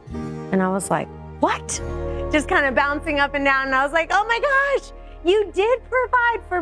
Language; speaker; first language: English; native; English